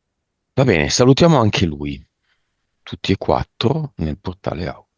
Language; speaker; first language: Italian; native; Italian